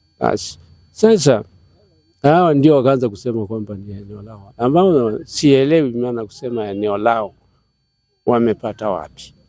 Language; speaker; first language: Swahili; non-native, local second language; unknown